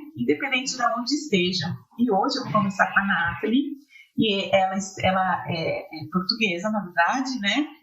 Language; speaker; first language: Portuguese; native; Portuguese